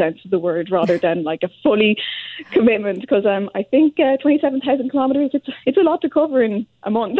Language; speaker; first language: English; native; English